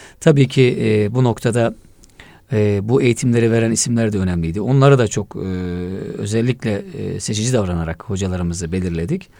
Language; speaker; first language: Turkish; native; Turkish